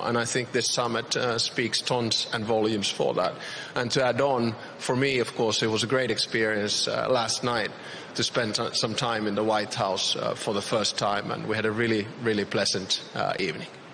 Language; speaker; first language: English; non-native, fluent; Finnish